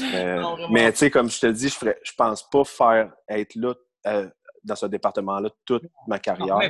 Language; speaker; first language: French; native; French